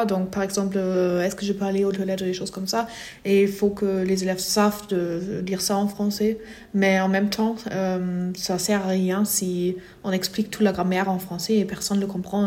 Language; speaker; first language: French; non-native, fluent; German